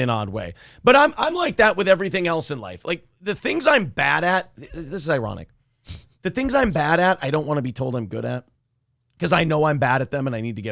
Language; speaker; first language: English; native; English